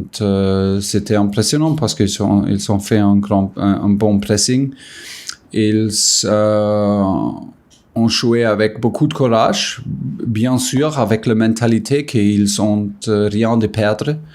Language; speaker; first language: French; non-native, fluent; German